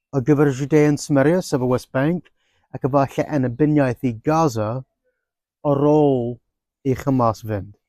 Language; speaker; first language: Welsh; non-native, fluent; English